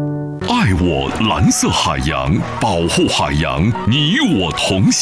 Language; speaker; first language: Chinese; native; Chinese